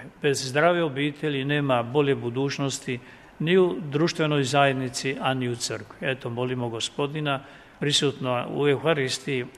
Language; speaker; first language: Croatian; native; Croatian